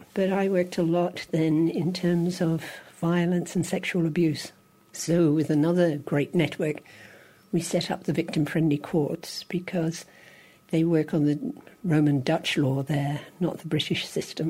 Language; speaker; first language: English; native; English